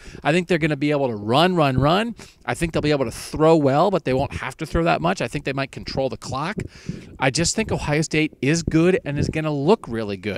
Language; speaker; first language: English; native; English